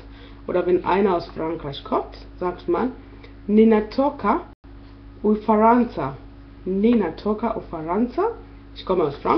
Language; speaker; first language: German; non-native, fluent; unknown